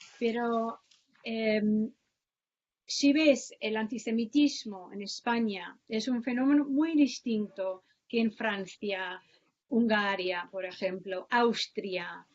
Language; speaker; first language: Spanish; non-native, fluent; English